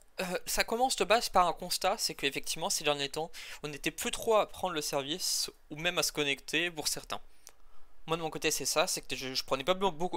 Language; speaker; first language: French; native; French